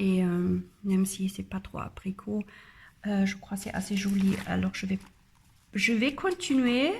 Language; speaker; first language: French; non-native, learner; German